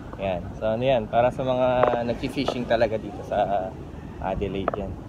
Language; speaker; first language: Filipino; native; Filipino